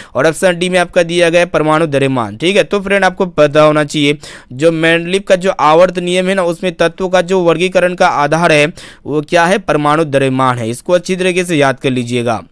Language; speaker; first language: Hindi; native; Hindi